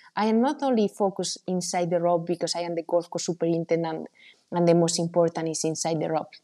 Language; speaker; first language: English; non-native, fluent; Spanish